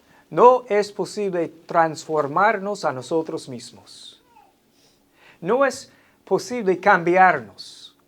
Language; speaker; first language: Spanish; non-native, fluent; English